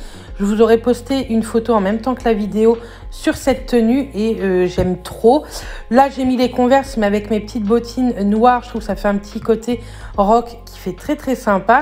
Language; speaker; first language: French; native; French